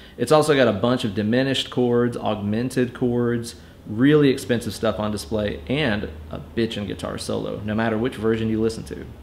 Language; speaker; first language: English; native; English